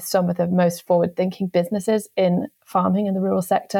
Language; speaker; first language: English; native; English